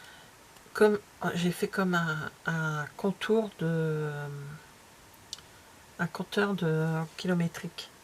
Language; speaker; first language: French; native; French